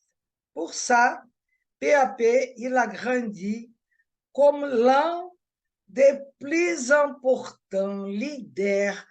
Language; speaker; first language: French; non-native, learner; Portuguese